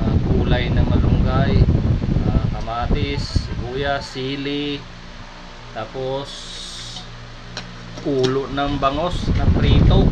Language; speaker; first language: Filipino; non-native, local second language; Hiligaynon